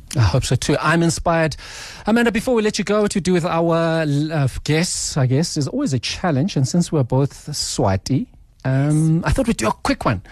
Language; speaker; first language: English; non-native, local second language; Swati